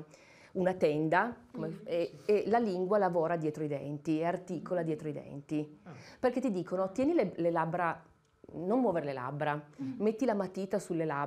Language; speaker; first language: Italian; native; Italian